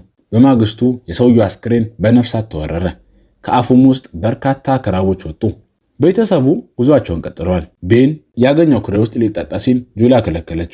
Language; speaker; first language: Amharic; native; Amharic